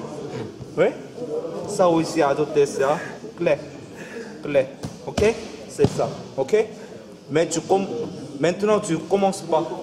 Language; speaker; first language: French; non-native, learner; Korean